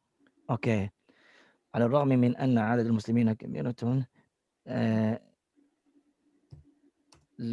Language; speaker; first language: Arabic; non-native, fluent; English